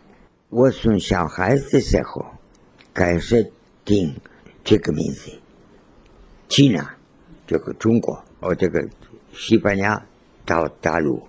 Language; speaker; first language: Chinese; non-native, learner; Spanish